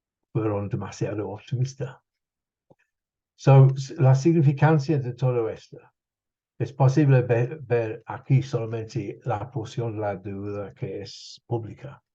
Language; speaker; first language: Spanish; non-native, fluent; English